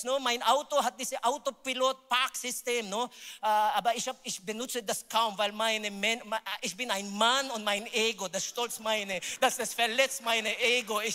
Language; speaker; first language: German; non-native, learner; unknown